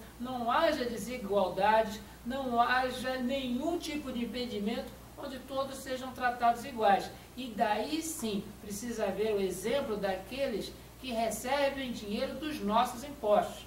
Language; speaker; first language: Portuguese; native; Portuguese